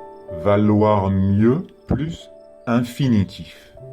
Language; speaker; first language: French; native; French